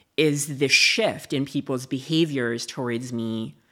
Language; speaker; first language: English; non-native, local second language; Filipino